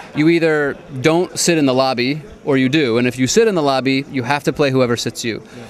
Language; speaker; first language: English; native; English